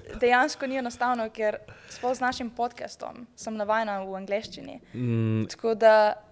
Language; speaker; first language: Slovenian; native; Slovenian